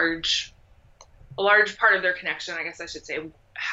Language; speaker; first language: English; native; English